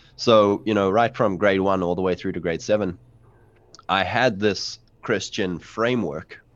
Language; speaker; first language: English; native; English